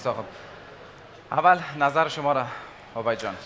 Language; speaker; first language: Persian; native; Persian